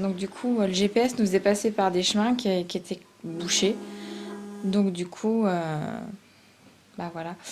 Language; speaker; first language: French; native; French